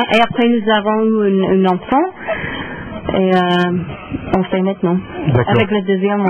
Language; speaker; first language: French; non-native, learner; English